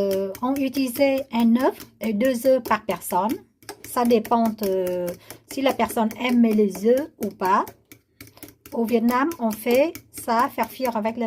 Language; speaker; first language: French; non-native, learner; Vietnamese